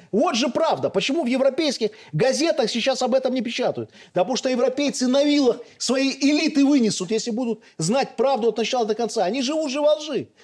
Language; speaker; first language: Russian; native; Russian